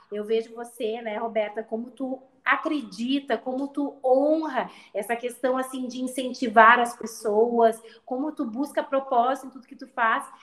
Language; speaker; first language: Portuguese; native; Portuguese